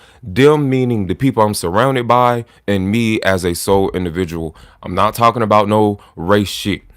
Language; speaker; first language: English; native; English